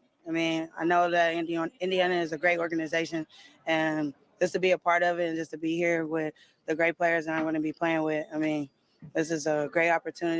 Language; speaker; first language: English; native; English